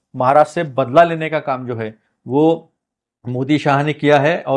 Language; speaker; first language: Hindi; non-native, local second language; Marathi